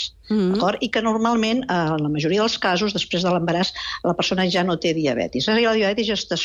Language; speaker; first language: Catalan; native; Catalan